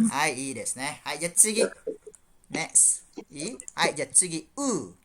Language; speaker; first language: Japanese; non-native, fluent; Malay